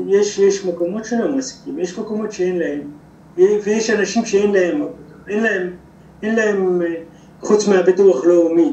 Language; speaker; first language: Hebrew; non-native, local second language; Arabic